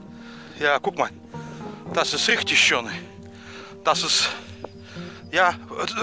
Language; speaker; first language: German; non-native, learner; Russian